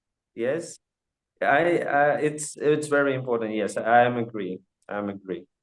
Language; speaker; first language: English; non-native, fluent; Russian